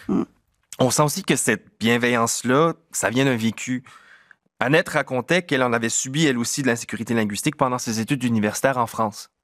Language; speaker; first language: French; native; French